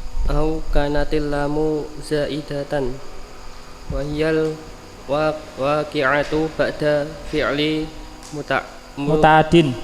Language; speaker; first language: Arabic; non-native, learner; Indonesian